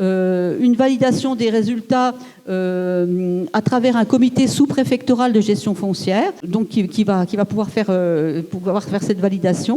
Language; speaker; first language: French; native; French